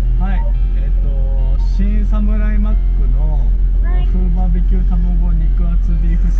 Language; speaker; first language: Japanese; native; Japanese